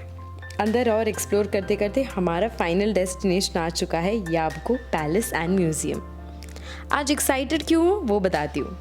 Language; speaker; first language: Hindi; native; Hindi